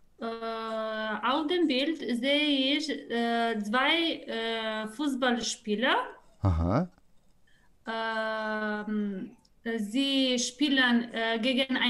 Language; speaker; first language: German; non-native, learner; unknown